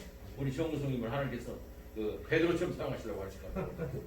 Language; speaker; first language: Korean; native; Korean